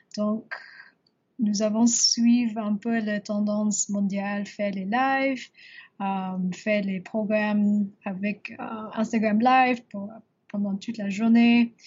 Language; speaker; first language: French; non-native, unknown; English